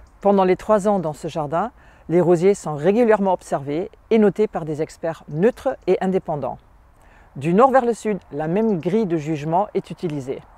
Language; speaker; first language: French; non-native, fluent; German